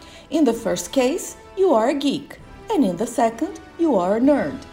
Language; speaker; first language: English; non-native, fluent; Portuguese